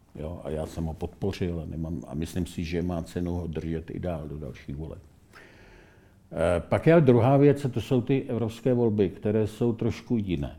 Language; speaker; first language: Czech; native; Czech